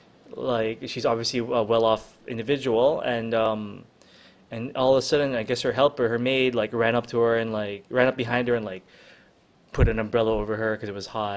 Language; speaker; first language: English; non-native, local second language; Filipino